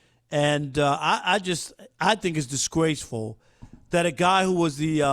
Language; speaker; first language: English; native; English